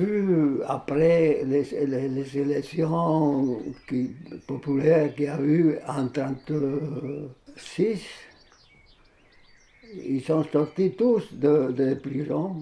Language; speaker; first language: French; non-native, fluent; Spanish